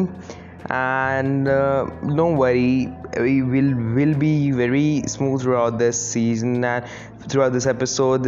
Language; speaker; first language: English; non-native, local second language; Hindi